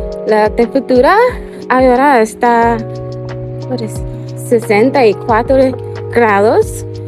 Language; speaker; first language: Spanish; non-native, learner; English